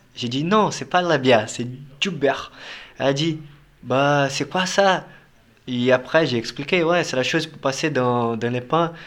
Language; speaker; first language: French; non-native, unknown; Portuguese